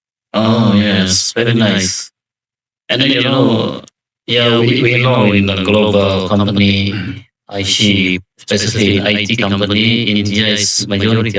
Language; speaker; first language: English; non-native, learner; Indonesian